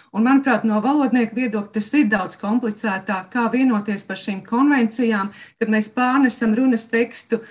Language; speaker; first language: Latvian; native; Latvian